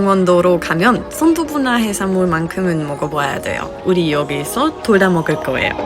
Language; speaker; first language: Korean; non-native, learner; German